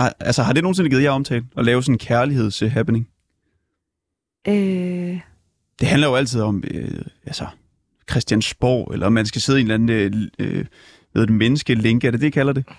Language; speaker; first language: Danish; native; Danish